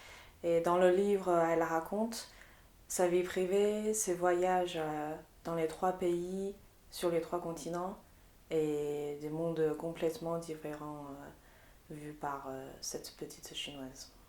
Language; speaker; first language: French; non-native, fluent; Chinese